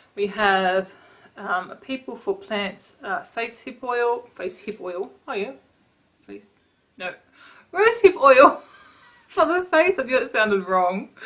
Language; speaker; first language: English; native; English